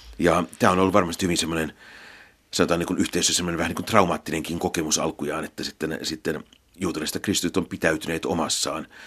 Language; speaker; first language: Finnish; native; Finnish